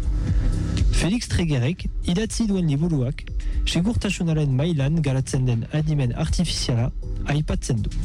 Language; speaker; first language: Basque; non-native, local second language; French